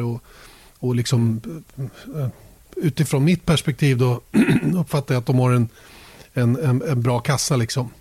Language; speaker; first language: Swedish; native; Swedish